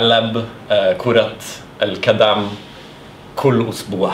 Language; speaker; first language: Arabic; non-native, learner; Norwegian